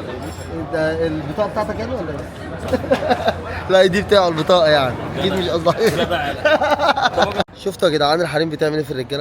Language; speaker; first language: Arabic; native; Arabic